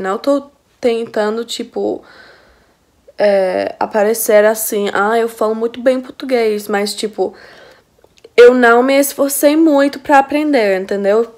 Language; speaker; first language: Portuguese; non-native, fluent; English